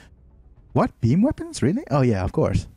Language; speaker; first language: English; native; English